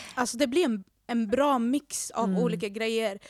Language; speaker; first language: Swedish; native; Swedish